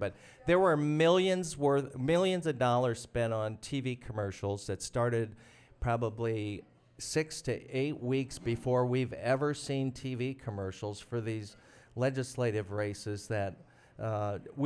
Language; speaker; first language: English; native; English